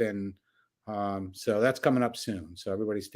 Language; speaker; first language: English; native; English